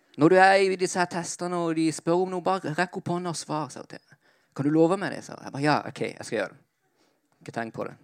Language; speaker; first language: Norwegian; early bilingual, other home language; Spanish